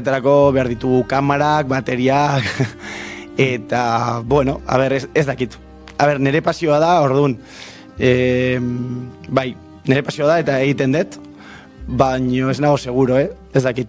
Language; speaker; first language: Basque; non-native, local second language; Spanish